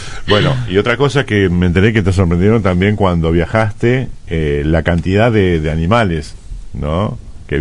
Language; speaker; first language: Spanish; native; Spanish